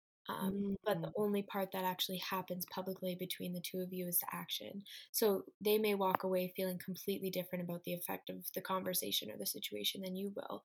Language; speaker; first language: English; native; English